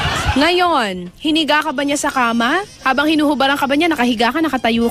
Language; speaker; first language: Filipino; native; Filipino